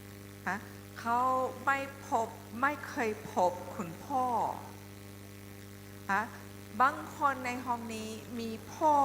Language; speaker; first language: Thai; non-native, learner; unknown